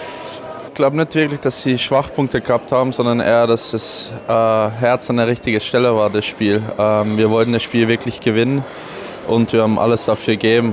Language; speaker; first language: German; non-native, fluent; Dutch